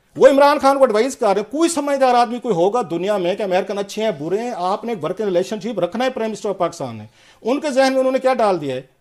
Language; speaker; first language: Hindi; native; Hindi